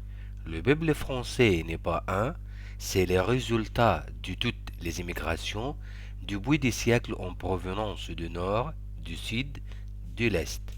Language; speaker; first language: French; non-native, fluent; Arabic